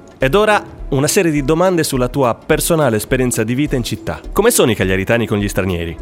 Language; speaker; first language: Italian; native; Italian